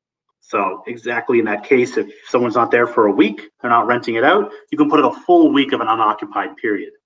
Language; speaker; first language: English; native; English